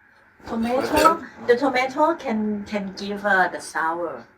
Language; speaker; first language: English; non-native, fluent; Thai